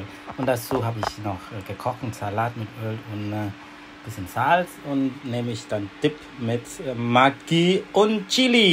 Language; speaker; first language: German; non-native, learner; Vietnamese